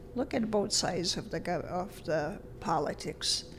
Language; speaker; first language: English; early bilingual, other home language; Lithuanian